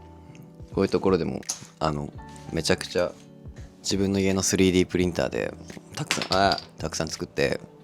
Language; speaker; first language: Japanese; native; Japanese